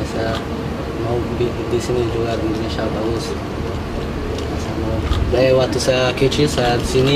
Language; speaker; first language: Indonesian; early bilingual, heritage; Portuguese